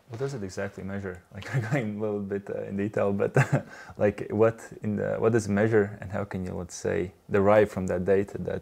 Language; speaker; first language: English; non-native, fluent; Latvian